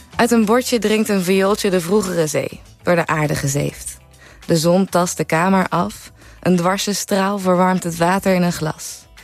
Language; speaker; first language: Dutch; native; Dutch